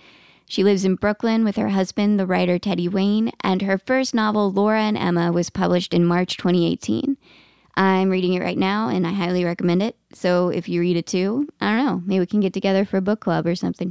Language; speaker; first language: English; native; English